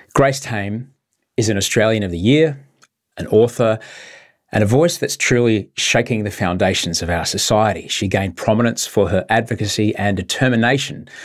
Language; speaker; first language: English; native; English